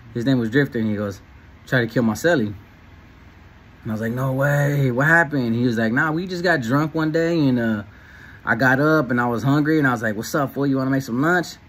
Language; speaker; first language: English; native; English